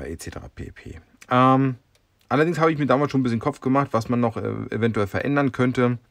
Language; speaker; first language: German; native; German